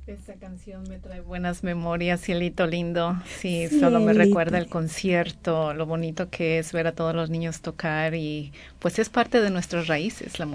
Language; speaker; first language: Spanish; native; Spanish